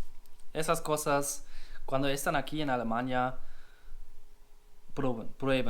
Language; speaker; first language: Spanish; non-native, learner; German